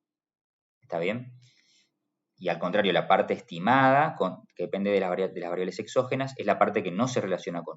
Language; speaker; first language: Spanish; native; Spanish